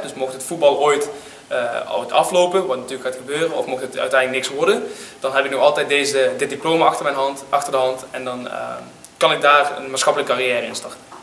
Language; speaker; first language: Dutch; native; Dutch